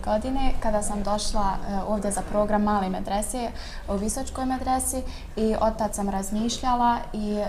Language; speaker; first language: Croatian; early bilingual, other home language; Bosnian